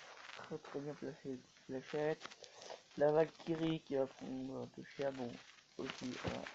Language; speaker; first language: French; native; French